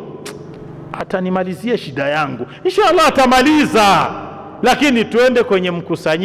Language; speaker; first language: Swahili; non-native, local second language; Rundi